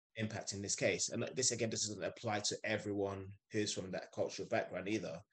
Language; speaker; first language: English; non-native, local second language; Yoruba